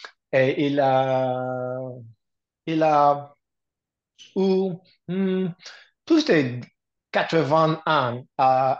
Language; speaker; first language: French; non-native, learner; English